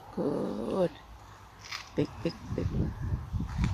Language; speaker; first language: English; non-native, learner; Thai